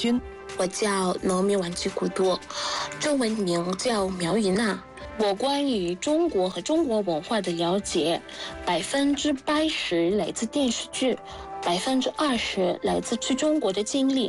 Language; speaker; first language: Chinese; non-native, fluent; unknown